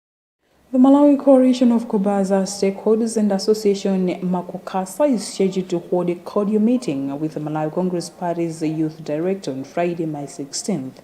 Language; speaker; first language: English; non-native, local second language; Nyanja